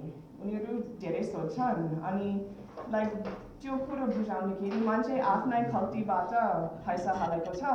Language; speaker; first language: Nepali; early bilingual, heritage; Nepali